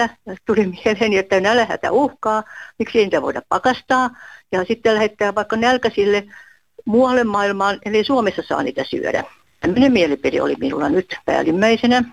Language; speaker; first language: Finnish; native; Finnish